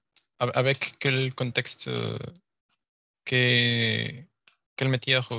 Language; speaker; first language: French; non-native, learner; Spanish